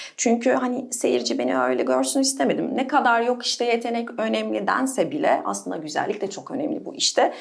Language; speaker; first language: Turkish; non-native, fluent; Arabic